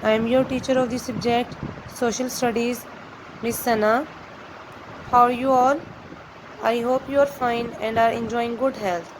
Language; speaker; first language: English; non-native, local second language; Urdu